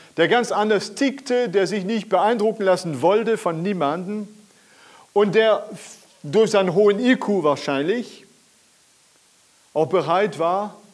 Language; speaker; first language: German; non-native, fluent; French